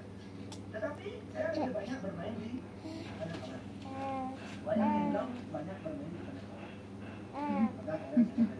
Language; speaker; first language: Indonesian; non-native, local second language; Balinese